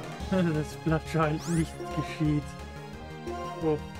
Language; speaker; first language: German; native; German